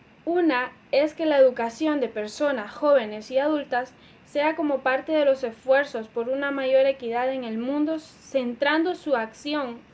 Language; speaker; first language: Spanish; native; Spanish